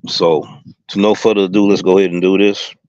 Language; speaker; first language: English; native; English